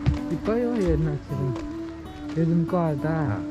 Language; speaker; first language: Korean; non-native, learner; Lao